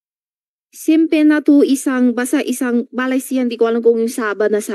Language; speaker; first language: Filipino; non-native, learner; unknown